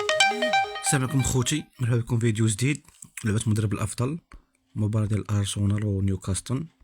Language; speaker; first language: Arabic; native; Arabic